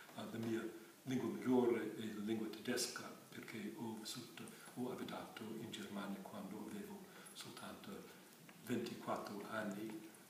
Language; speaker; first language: Italian; non-native, fluent; English